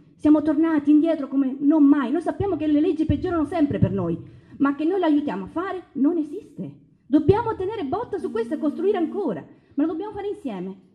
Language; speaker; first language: Italian; early bilingual, other home language; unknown